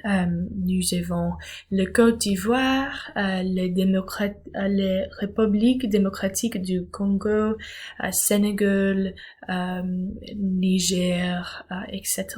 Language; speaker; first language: French; non-native, learner; English